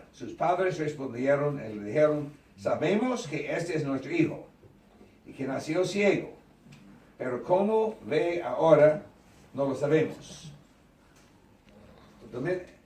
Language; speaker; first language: Spanish; non-native, learner; English